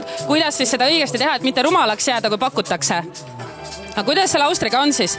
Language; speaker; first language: Estonian; native; Estonian